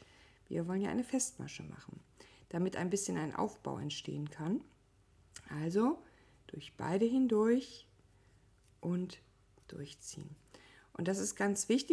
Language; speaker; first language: German; native; German